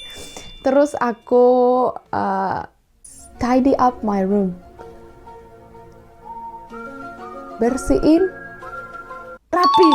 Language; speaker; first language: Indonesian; non-native, fluent; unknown